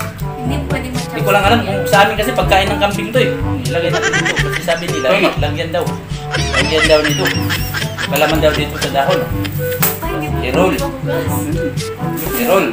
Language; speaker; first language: Filipino; non-native, local second language; Cebuano